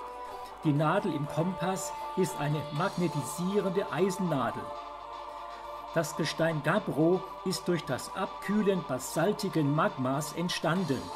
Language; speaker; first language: German; native; German